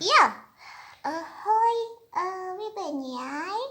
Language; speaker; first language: Dutch; non-native, learner; Indonesian